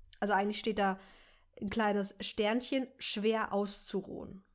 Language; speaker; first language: German; native; German